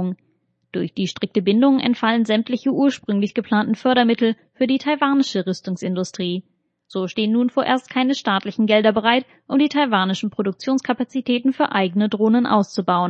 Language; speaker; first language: German; native; German